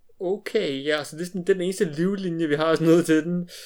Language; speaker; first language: Danish; native; Danish